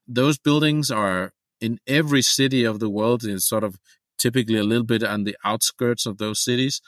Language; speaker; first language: English; non-native, fluent; Danish